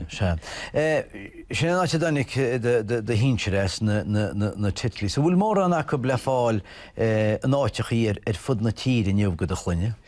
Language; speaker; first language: Irish; native; Irish